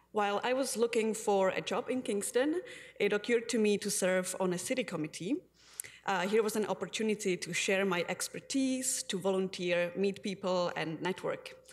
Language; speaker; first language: English; non-native, fluent; Czech